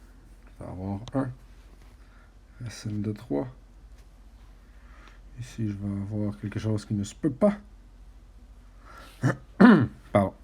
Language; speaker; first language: French; native; French